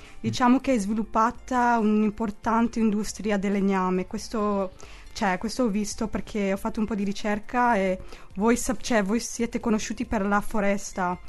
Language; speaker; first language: Italian; non-native, fluent; English